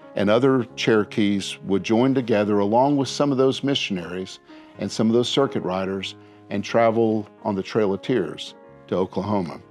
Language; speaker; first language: English; native; English